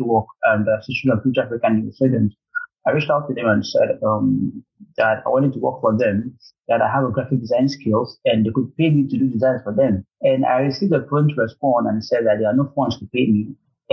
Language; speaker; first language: English; non-native, local second language; Igbo